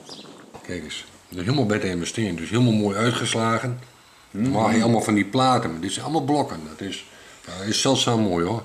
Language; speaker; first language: Dutch; native; Dutch